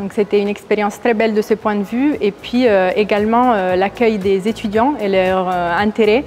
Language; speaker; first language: French; non-native, fluent; Italian